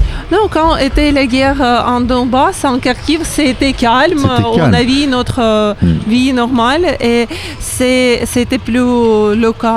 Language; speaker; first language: French; non-native, learner; Ukrainian